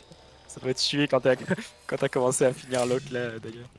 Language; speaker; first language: French; native; French